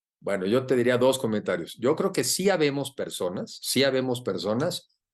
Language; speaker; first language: Spanish; native; Spanish